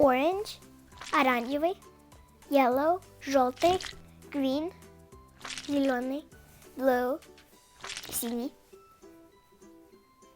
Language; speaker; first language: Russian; early bilingual, heritage; Russian